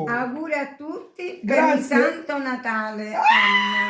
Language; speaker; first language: Italian; native; Italian